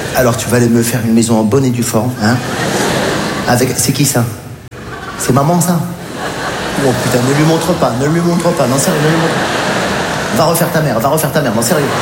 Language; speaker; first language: French; native; French